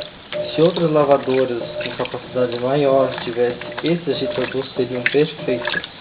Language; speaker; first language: Portuguese; native; Portuguese